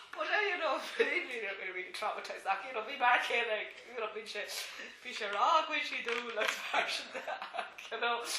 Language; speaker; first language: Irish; non-native, local second language; English